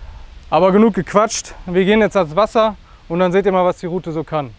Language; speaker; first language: German; native; German